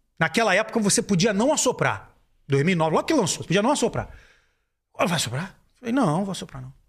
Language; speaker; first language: Portuguese; native; Portuguese